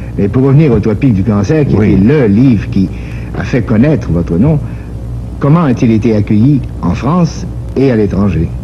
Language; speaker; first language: French; native; French